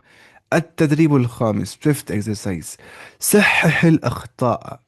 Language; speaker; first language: Arabic; non-native, fluent; Urdu